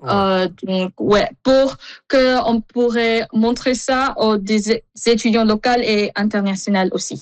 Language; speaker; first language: French; non-native, fluent; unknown